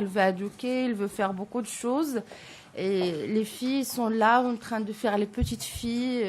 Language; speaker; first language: French; non-native, local second language; Arabic